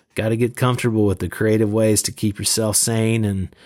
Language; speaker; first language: English; native; English